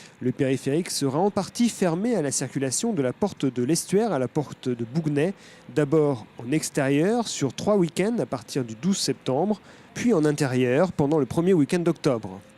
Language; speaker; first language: French; native; French